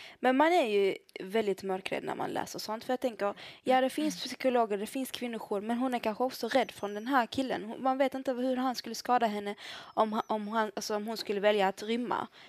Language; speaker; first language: Swedish; early bilingual, other home language; Arabic